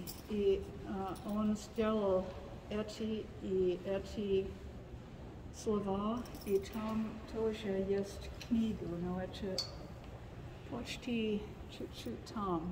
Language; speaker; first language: Russian; non-native, learner; English